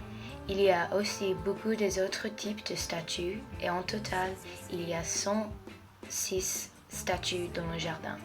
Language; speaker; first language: French; non-native, fluent; English